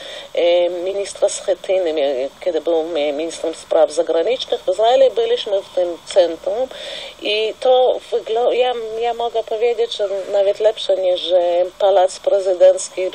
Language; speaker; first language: Polish; non-native, fluent; Russian